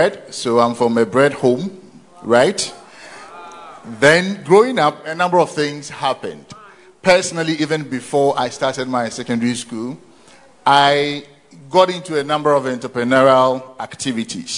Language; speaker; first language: English; non-native, local second language; Akan